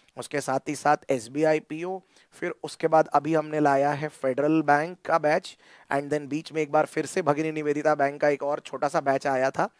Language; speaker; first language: Hindi; non-native, local second language; Marathi